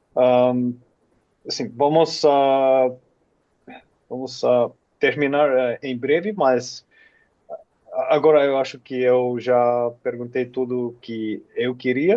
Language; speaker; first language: Portuguese; non-native, fluent; Finnish